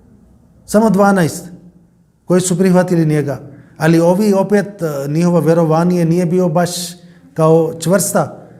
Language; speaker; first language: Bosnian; non-native, learner; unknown